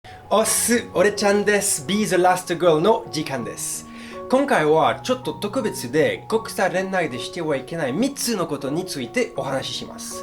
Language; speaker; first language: Japanese; non-native, fluent; French